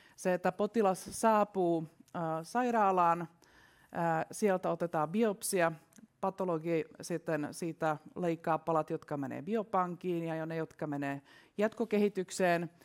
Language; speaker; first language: Finnish; non-native, fluent; Russian